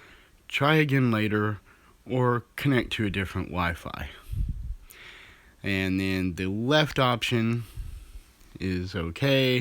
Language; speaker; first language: English; native; English